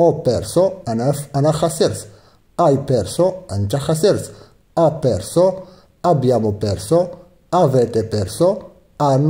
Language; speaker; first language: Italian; non-native, fluent; Arabic